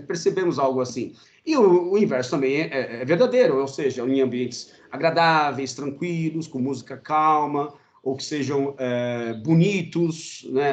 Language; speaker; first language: Portuguese; native; Portuguese